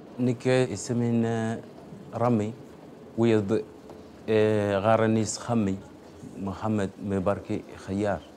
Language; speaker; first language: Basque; non-native, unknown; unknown